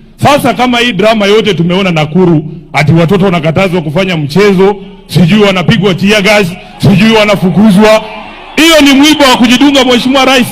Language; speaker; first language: Swahili; non-native, local second language; Luyia